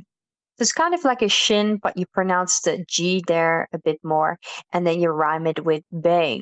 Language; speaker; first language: English; non-native, fluent; Dutch